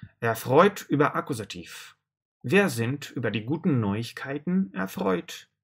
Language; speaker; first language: German; non-native, fluent; Russian